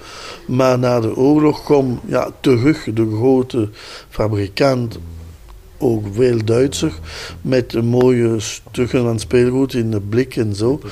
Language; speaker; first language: Dutch; non-native, local second language; French